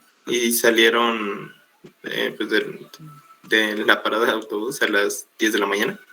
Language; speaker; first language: Spanish; native; Spanish